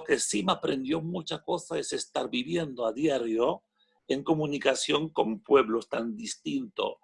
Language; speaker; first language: Spanish; non-native, fluent; French